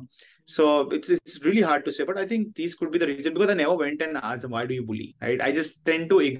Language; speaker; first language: English; non-native, local second language; Hindi